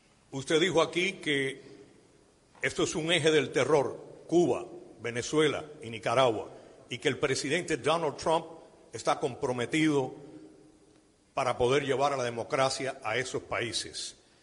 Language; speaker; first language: Spanish; early bilingual, heritage; Spanish